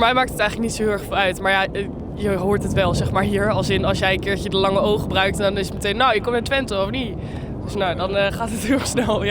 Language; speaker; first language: Dutch; native; Dutch